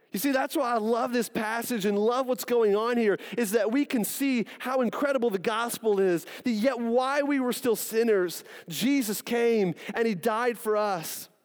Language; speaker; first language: English; native; English